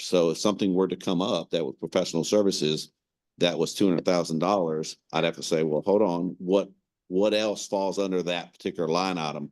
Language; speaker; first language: English; native; English